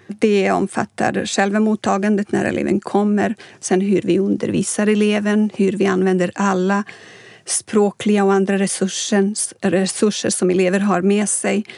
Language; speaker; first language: Swedish; non-native, fluent; Bosnian